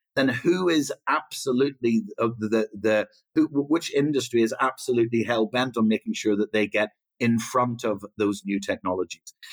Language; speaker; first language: English; native; English